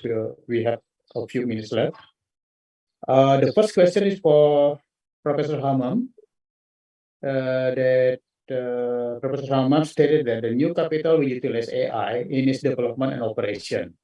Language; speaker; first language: English; non-native, fluent; Indonesian